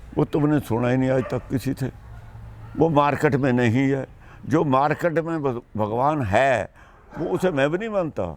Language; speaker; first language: Hindi; non-native, local second language; Punjabi